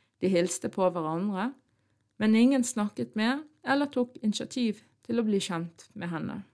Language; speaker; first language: Norwegian; early bilingual, other home language; Arabic